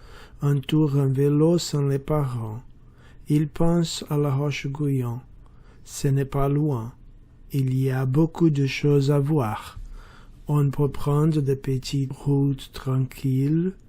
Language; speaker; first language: French; non-native, learner; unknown